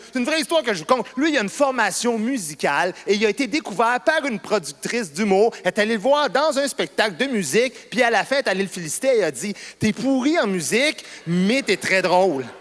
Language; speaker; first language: French; native; French